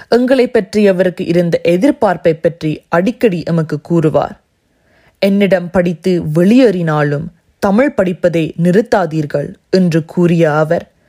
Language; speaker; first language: Tamil; early bilingual, heritage; Tamil